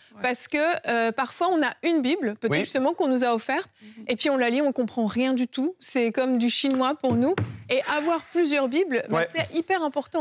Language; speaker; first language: French; native; French